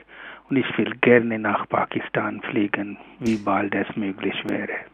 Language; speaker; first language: German; non-native, learner; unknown